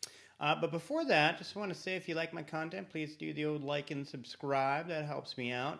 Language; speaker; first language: English; native; English